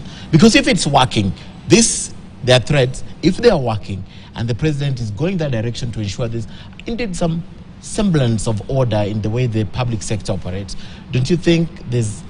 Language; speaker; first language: English; non-native, local second language; Swahili